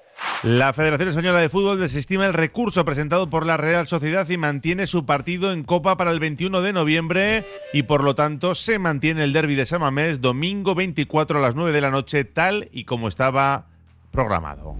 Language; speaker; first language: Spanish; native; Spanish